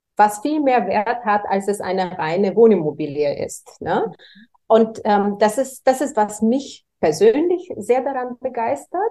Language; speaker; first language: German; non-native, fluent; Bulgarian